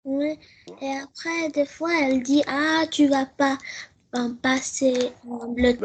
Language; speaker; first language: French; early bilingual, heritage; French